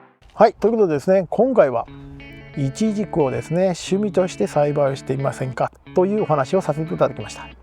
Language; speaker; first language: Japanese; native; Japanese